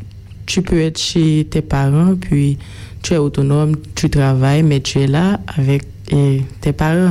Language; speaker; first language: French; non-native, local second language; Haitian Creole